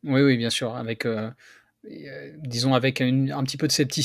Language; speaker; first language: French; native; French